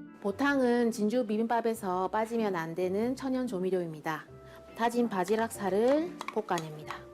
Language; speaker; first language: Korean; native; Korean